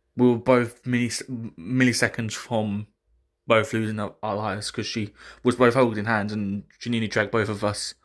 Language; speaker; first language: English; native; English